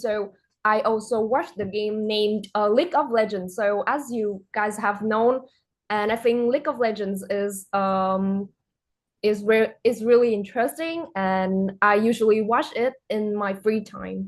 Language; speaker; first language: English; non-native, fluent; Vietnamese